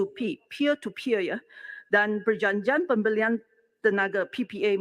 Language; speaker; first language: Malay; non-native, local second language; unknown